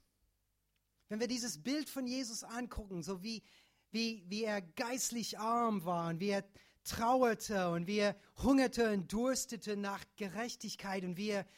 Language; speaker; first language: German; non-native, fluent; English